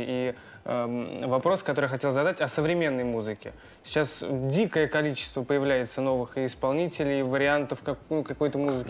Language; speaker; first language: Russian; native; Russian